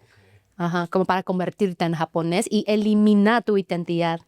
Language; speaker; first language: Spanish; non-native, fluent; Chinese